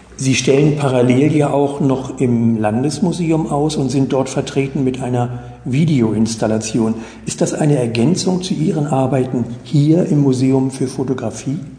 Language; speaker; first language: German; native; German